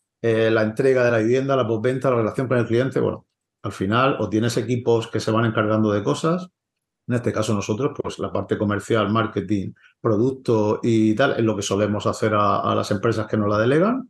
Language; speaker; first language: Spanish; native; Spanish